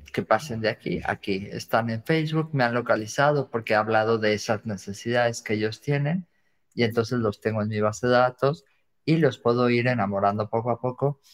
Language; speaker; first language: Spanish; native; Spanish